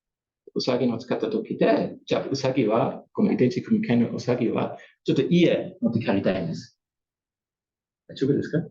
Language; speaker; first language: Japanese; non-native, learner; German